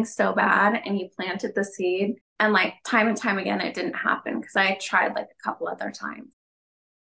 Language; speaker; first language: English; native; English